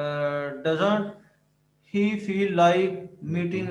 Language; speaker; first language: English; non-native, learner; Urdu